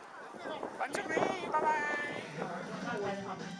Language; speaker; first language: French; native; French